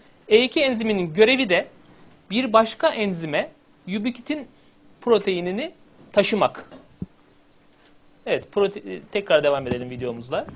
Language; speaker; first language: Turkish; native; Turkish